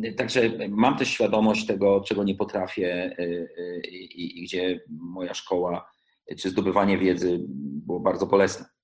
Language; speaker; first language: Polish; early bilingual, heritage; Polish